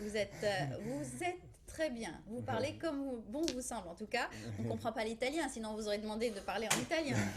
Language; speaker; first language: French; native; French